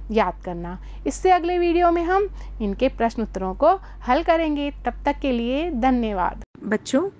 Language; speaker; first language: Hindi; native; Hindi